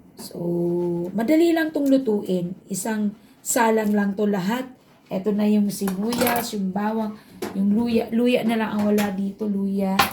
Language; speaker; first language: Filipino; non-native, local second language; Bikol